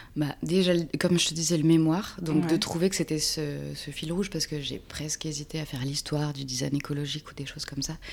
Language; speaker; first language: French; native; French